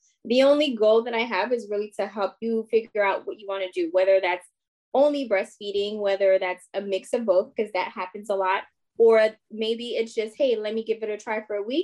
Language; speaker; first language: English; non-native, fluent; French